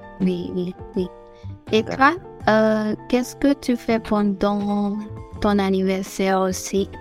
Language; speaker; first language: French; non-native, learner; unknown